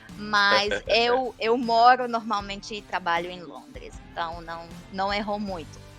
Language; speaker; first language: Portuguese; non-native, fluent; Romanian